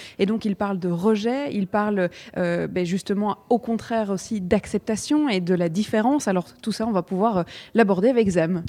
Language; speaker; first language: French; native; French